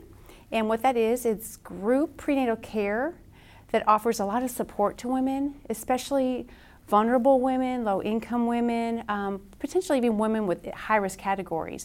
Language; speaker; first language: English; native; English